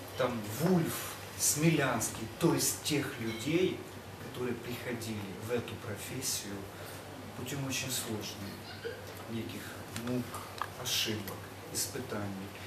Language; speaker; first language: Russian; native; Russian